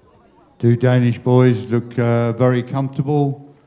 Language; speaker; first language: English; native; English